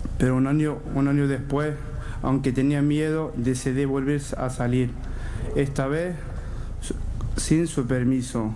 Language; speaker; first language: Spanish; non-native, learner; Arabic